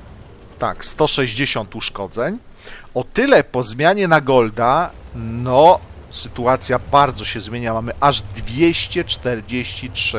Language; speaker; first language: Polish; native; Polish